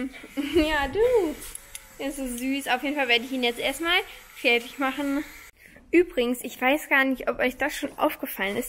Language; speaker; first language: German; native; German